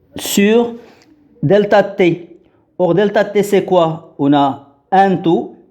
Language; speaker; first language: French; non-native, local second language; Arabic